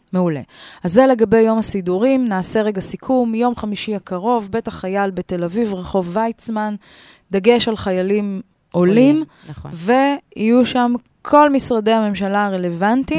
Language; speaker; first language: Hebrew; native; Hebrew